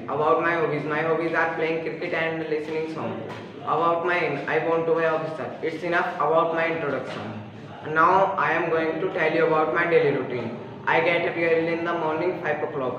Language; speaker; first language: English; non-native, learner; Hindi